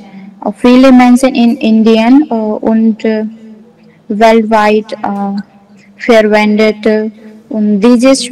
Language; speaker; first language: German; non-native, learner; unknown